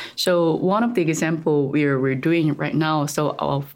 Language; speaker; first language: English; non-native, fluent; Korean